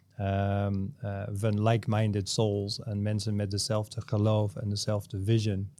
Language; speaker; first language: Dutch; non-native, fluent; English